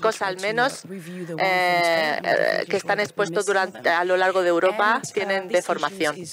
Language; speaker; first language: Spanish; non-native, fluent; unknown